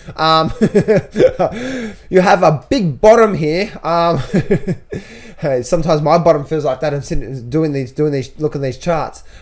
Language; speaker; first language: English; native; English